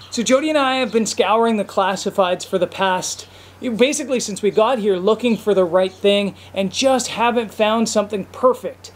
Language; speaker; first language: English; native; English